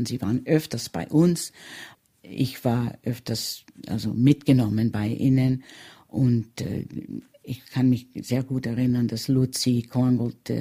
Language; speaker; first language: German; early bilingual, heritage; German